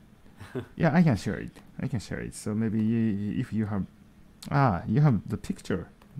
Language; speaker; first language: English; non-native, learner; Japanese